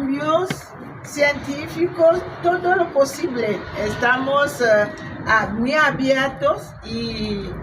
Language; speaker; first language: Spanish; non-native, fluent; French